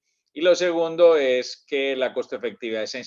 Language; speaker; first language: Spanish; native; Spanish